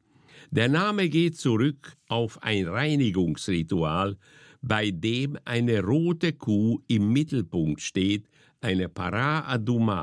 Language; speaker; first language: German; native; German